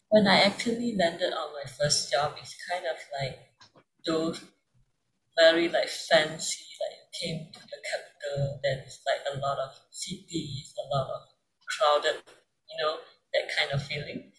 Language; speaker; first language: English; non-native, local second language; Chinese